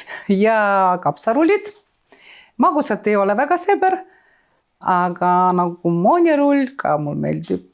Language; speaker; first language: Estonian; non-native, fluent; Ukrainian